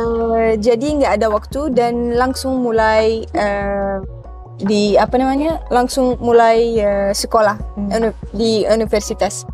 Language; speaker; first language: Indonesian; non-native, learner; Arabic